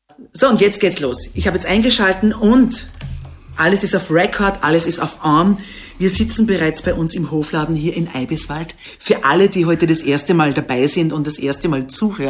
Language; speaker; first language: German; native; German